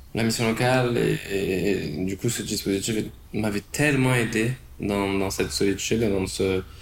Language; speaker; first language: French; native; French